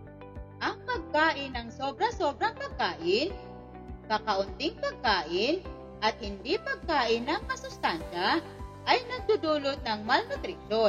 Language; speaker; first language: Filipino; native; Filipino